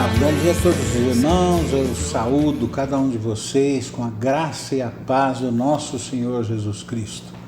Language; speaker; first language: Portuguese; native; Portuguese